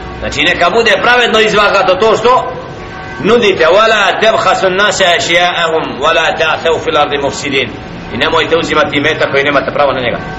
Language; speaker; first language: Bosnian; native; Bosnian